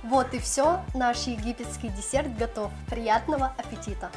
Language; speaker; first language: Russian; native; Russian